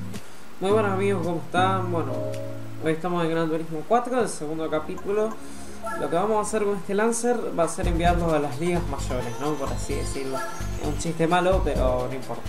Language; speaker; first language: Spanish; native; Spanish